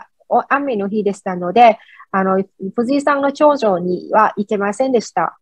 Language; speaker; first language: Japanese; non-native, fluent; Vietnamese